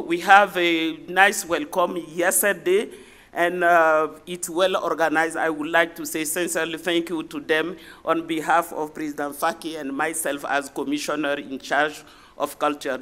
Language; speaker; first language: English; non-native, learner; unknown